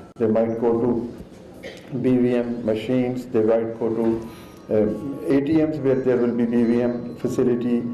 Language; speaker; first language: English; non-native, local second language; Urdu